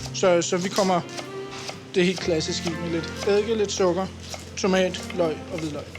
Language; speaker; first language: Danish; native; Danish